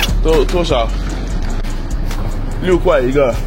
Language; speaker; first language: Chinese; non-native, fluent; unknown